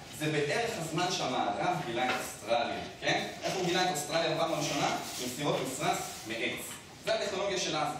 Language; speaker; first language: Hebrew; native; Hebrew